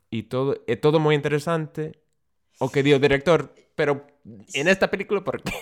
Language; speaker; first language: Galician; non-native, fluent; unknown